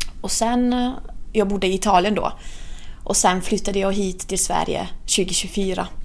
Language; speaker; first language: Swedish; non-native, fluent; Italian